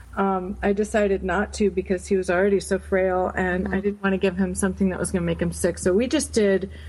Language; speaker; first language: English; native; English